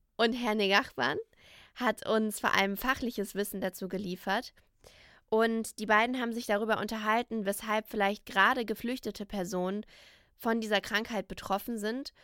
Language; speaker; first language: German; native; German